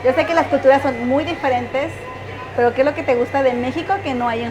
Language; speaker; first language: Spanish; native; Spanish